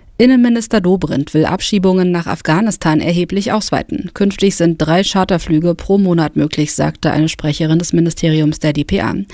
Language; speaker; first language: German; native; German